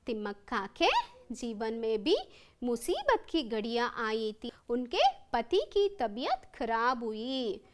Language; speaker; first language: Hindi; non-native, local second language; Kannada